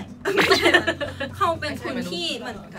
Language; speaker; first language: Thai; non-native, learner; Korean